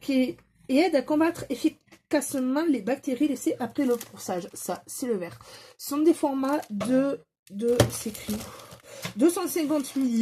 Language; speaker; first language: French; native; French